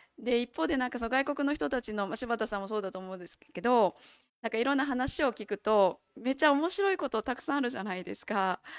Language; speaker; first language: Japanese; native; Japanese